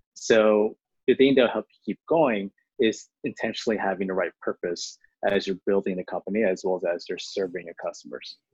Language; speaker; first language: English; early bilingual, other home language; Chinese